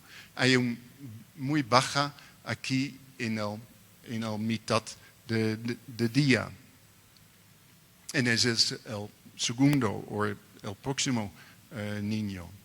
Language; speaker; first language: Spanish; non-native, learner; Dutch